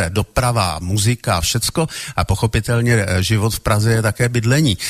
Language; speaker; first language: Czech; native; Czech